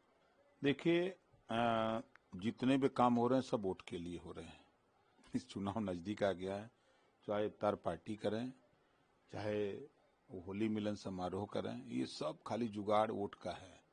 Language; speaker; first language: Hindi; native; Hindi